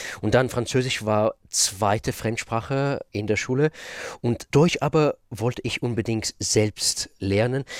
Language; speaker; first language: German; non-native, fluent; Russian